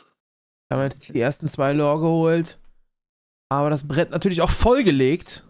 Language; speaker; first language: German; native; German